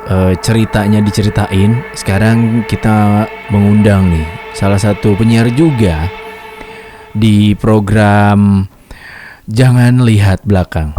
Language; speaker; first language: Indonesian; native; Indonesian